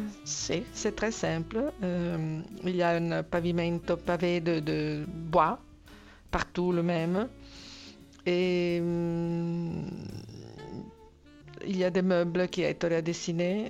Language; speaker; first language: French; non-native, fluent; Italian